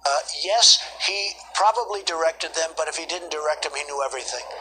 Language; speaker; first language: English; native; English